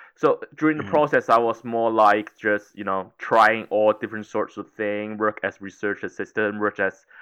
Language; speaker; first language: English; non-native, local second language; Cantonese